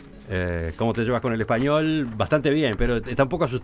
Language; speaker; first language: Spanish; native; Spanish